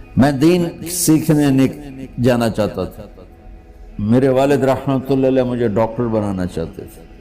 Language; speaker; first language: Urdu; non-native, local second language; Punjabi